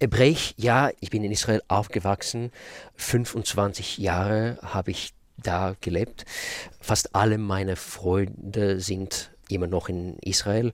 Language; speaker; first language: German; non-native, fluent; Russian